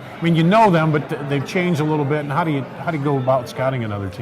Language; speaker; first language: English; native; English